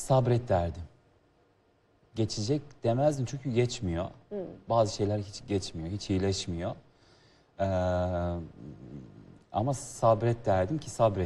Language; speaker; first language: Turkish; non-native, fluent; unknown